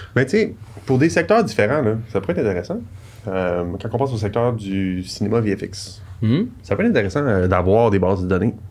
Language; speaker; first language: French; native; French